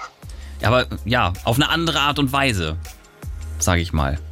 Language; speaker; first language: German; native; German